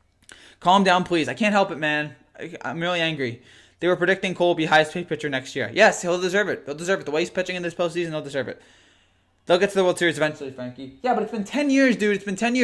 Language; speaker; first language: English; native; English